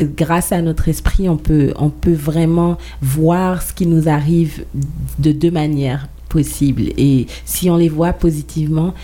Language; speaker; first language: French; native; French